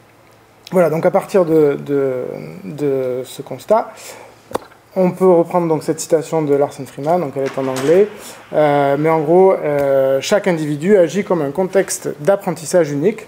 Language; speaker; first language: French; native; French